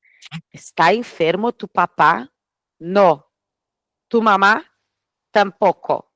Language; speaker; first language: Spanish; non-native, fluent; Portuguese